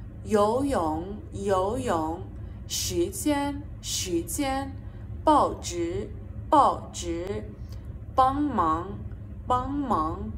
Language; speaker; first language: Chinese; non-native, fluent; Persian